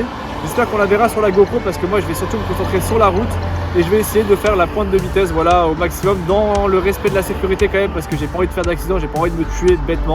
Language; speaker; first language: French; native; French